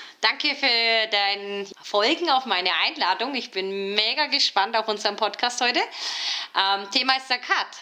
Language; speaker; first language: German; early bilingual, other home language; Turkish